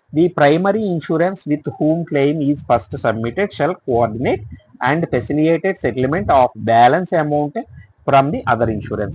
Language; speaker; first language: English; non-native, local second language; Telugu